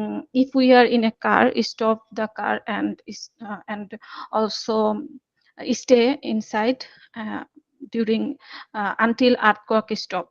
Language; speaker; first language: English; non-native, learner; Bangla